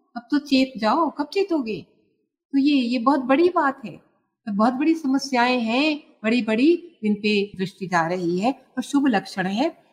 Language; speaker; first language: Hindi; native; Hindi